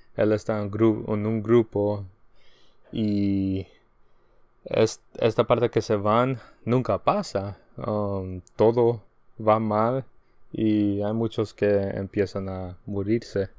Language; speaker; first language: Spanish; early bilingual, heritage; Spanish